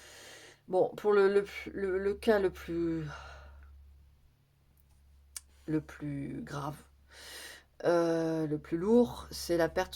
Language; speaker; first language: French; native; French